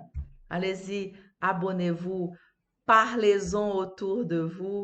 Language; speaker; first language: French; non-native, fluent; Portuguese